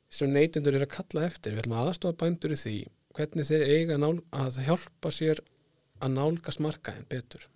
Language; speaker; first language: Icelandic; native; Icelandic